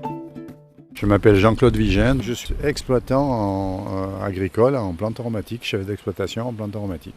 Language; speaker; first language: French; native; French